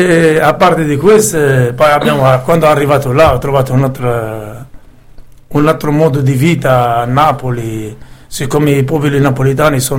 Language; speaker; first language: Italian; non-native, learner; Arabic